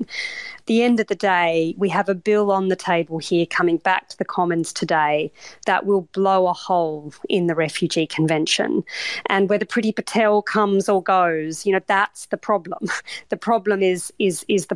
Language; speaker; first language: English; native; English